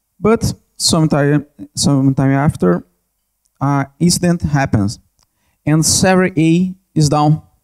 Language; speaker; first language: English; non-native, learner; Portuguese